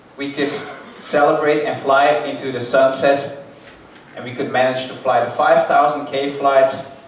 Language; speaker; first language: English; non-native, fluent; Dutch